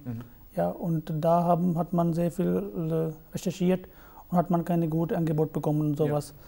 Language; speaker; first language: German; non-native, fluent; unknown